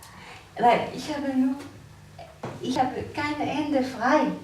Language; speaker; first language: German; non-native, learner; French